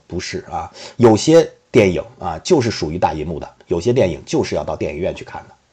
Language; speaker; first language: Chinese; native; Chinese